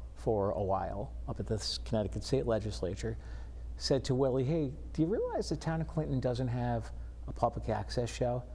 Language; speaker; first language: English; native; English